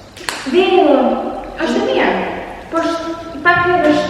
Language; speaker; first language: Albanian; early bilingual, heritage; Albanian